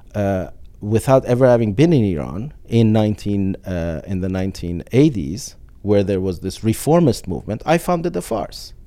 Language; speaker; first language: English; non-native, fluent; Persian